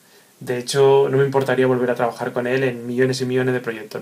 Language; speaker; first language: Spanish; native; Spanish